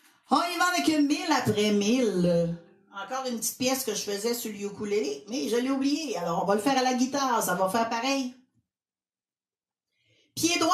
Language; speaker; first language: French; native; French